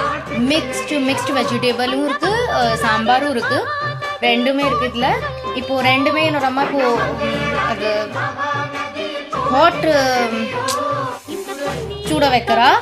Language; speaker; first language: Tamil; early bilingual, heritage; Tamil